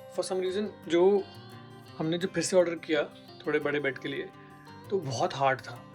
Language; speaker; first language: Hindi; native; Hindi